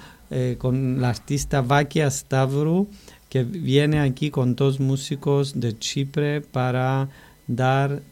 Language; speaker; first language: Spanish; non-native, fluent; Greek